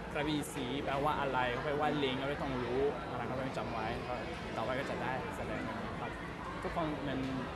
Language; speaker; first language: Thai; non-native, learner; English